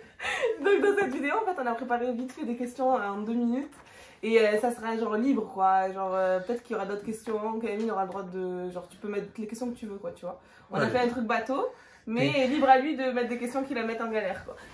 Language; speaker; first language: French; native; French